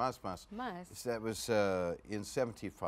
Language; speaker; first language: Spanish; non-native, learner; English